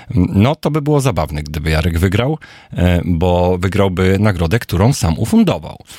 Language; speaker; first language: Polish; native; Polish